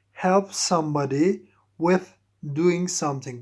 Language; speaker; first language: English; non-native, fluent; Turkish